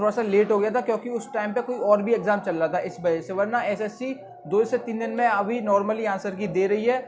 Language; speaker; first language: Hindi; native; Hindi